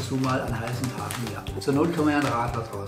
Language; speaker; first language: German; native; German